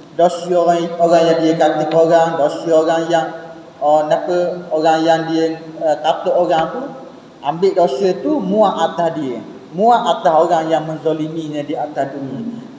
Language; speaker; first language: Malay; native; Malay